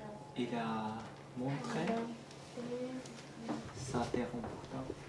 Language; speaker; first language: French; non-native, learner; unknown